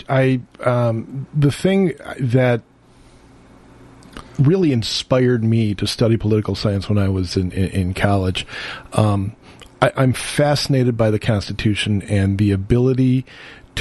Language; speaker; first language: English; native; English